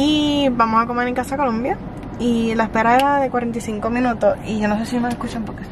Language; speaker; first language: Spanish; early bilingual, heritage; Spanish